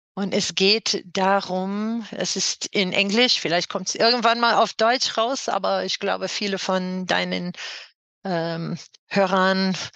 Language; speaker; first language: German; non-native, fluent; English